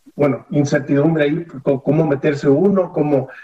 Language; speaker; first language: Spanish; early bilingual, heritage; Spanish